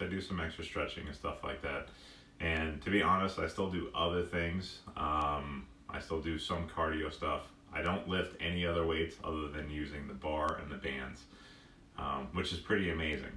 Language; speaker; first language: English; native; English